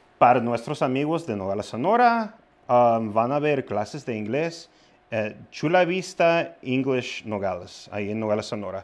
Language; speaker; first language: Spanish; early bilingual, other home language; English